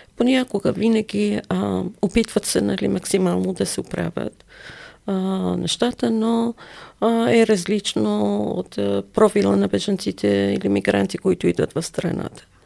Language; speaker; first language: Bulgarian; non-native, fluent; Arabic